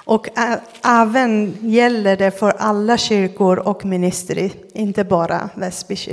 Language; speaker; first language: Swedish; non-native, fluent; Persian